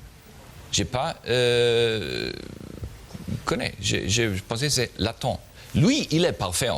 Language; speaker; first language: French; non-native, learner; German